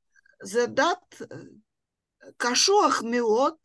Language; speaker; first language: Hebrew; non-native, fluent; Russian